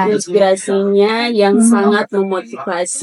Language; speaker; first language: Indonesian; native; Indonesian